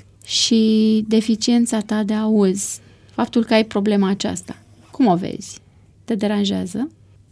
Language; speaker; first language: Romanian; native; Romanian